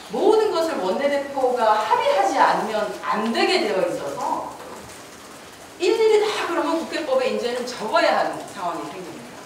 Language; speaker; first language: Korean; native; Korean